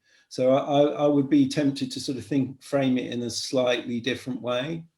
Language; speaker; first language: English; native; English